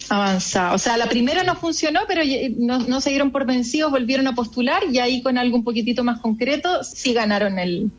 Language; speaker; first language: Spanish; native; Spanish